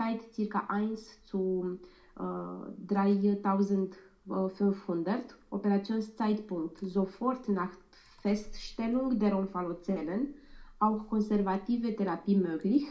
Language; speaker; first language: German; non-native, learner; Romanian